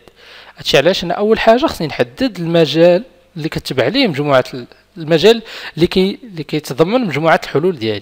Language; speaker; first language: Arabic; native; Arabic